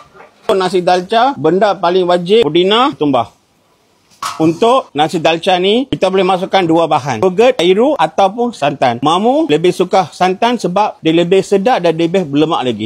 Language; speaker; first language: Malay; native; Malay